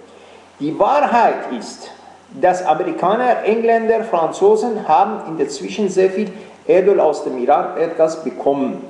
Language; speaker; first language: German; non-native, fluent; Persian